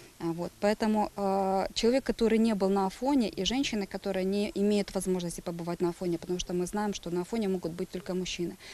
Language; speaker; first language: Russian; native; Russian